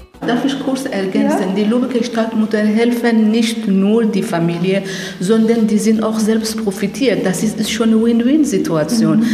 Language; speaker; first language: German; non-native, learner; Persian